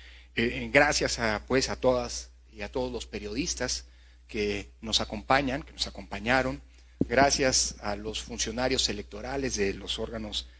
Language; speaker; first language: Spanish; native; Spanish